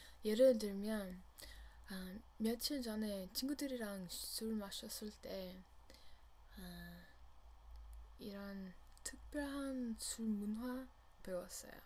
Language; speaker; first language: Korean; non-native, learner; English